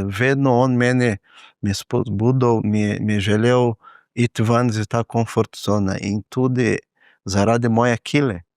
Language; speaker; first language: Slovenian; non-native, fluent; Portuguese